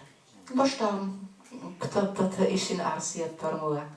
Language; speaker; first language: Albanian; non-native, fluent; German